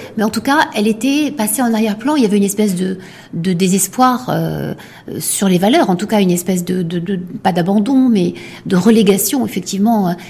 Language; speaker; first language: French; non-native, local second language; Arabic